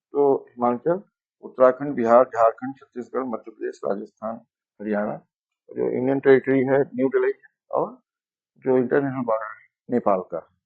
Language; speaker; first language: Hindi; native; Hindi